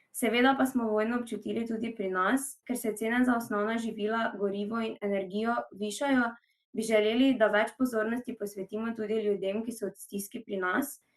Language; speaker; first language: Slovenian; native; Slovenian